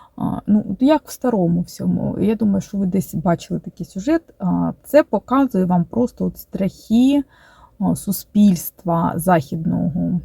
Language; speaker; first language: Ukrainian; non-native, local second language; Russian